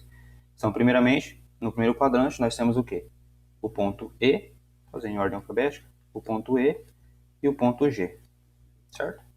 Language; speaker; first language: Portuguese; native; Portuguese